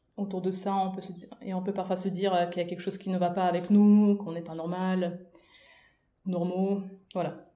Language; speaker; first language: French; non-native, fluent; Russian